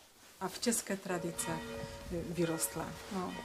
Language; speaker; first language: Czech; early bilingual, heritage; Polish